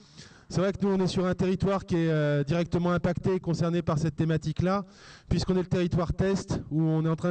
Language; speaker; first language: French; native; French